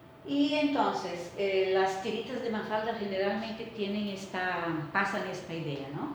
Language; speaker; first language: Spanish; non-native, fluent; Portuguese